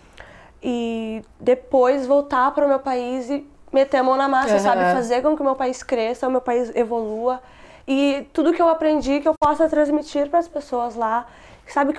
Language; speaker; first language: Portuguese; non-native, local second language; Kabuverdianu